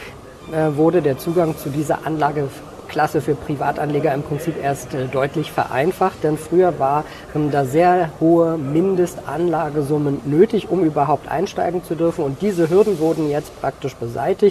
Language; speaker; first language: German; native; German